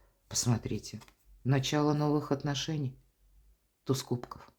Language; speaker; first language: Russian; native; Russian